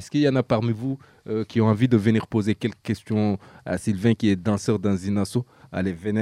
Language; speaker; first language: French; native; French